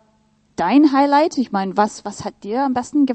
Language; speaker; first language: German; non-native, fluent; English